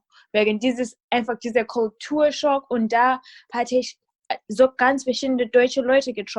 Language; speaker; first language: German; non-native, fluent; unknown